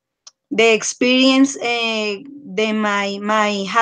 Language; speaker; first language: English; non-native, learner; Spanish